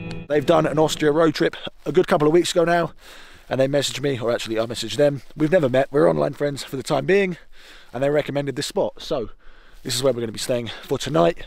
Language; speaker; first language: English; native; English